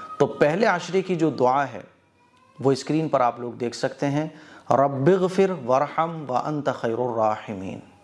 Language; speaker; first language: Urdu; native; Urdu